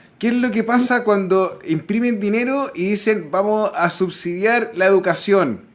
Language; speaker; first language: Spanish; native; Spanish